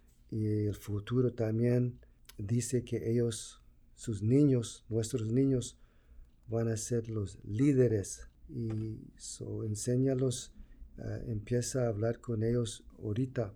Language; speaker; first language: Spanish; early bilingual, heritage; Spanish